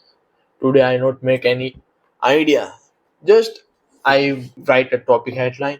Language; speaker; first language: English; non-native, learner; Hindi